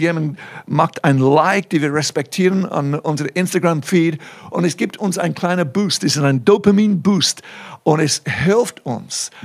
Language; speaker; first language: German; non-native, fluent; English